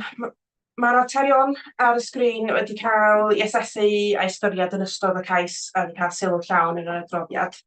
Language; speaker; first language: Welsh; native; Welsh